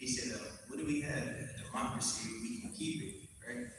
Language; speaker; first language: English; native; English